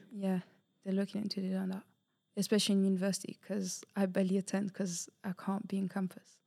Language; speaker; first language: English; early bilingual, other home language; Portuguese